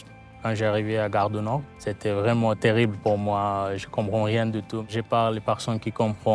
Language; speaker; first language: French; non-native, learner; Bangla